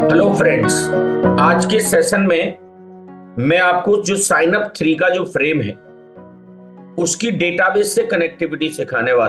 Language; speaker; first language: Hindi; native; Hindi